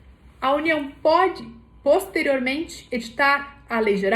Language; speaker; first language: Portuguese; native; Portuguese